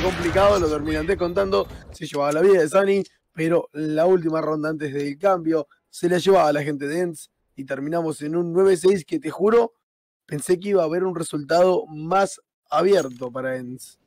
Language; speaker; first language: Spanish; native; Spanish